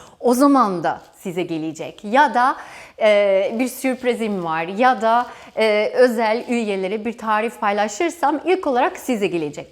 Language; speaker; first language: Turkish; non-native, fluent; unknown